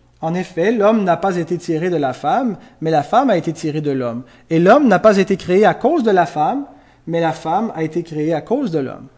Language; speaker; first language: French; native; French